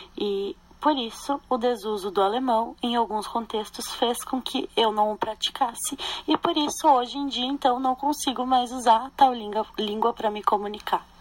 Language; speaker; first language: Portuguese; non-native, local second language; German